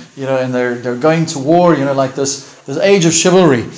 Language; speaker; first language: English; early bilingual, other home language; Afrikaans